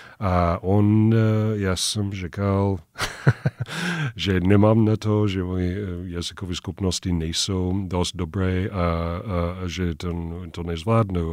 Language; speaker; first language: Czech; non-native, fluent; English